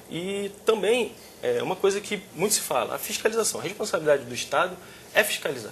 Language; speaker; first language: Portuguese; native; Portuguese